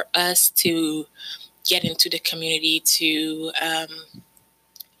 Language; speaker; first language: English; native; English